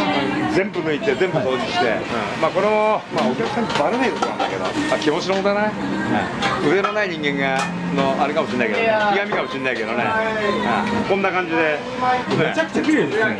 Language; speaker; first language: Japanese; native; Japanese